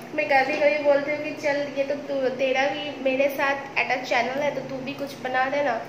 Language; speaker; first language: Hindi; non-native, local second language; Bangla